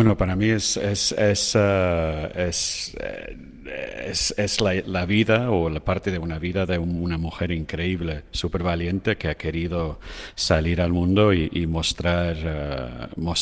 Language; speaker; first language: Spanish; non-native, fluent; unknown